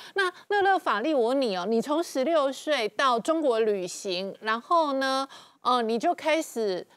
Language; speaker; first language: Chinese; native; Chinese